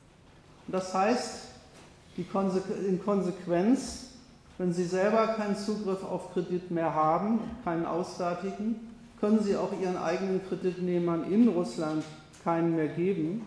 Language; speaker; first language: German; native; German